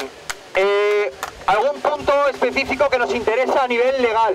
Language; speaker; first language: Spanish; native; Spanish